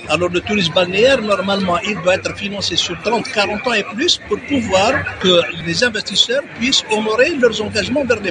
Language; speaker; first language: French; non-native, local second language; Arabic